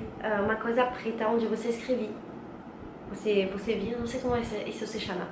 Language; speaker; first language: Portuguese; non-native, learner; French